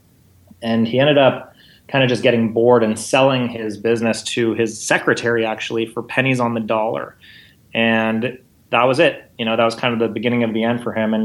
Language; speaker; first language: English; native; English